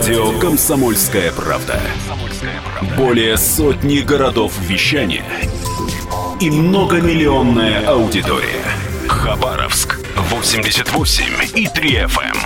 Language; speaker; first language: Russian; native; Russian